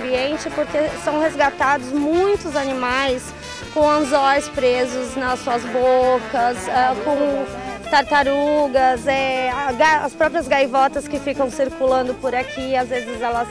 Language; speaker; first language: Portuguese; native; Portuguese